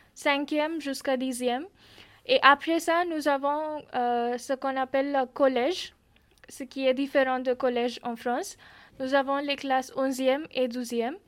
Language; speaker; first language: French; non-native, fluent; Marathi